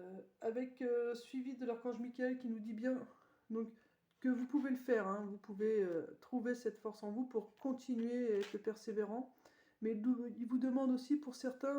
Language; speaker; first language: French; native; French